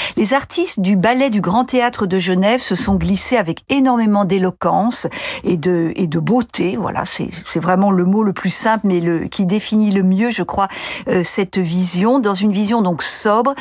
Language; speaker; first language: French; native; French